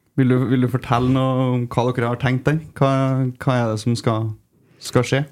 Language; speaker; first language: Norwegian; native; Norwegian